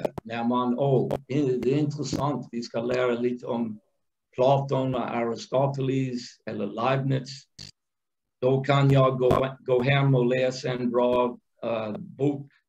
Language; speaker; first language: Swedish; non-native, fluent; English